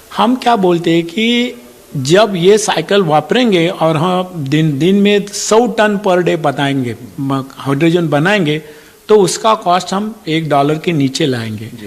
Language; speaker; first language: Hindi; non-native, local second language; Marathi